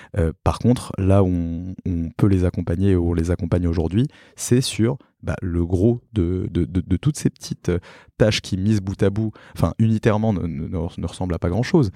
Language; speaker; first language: French; native; French